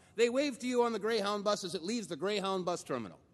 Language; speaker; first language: English; native; English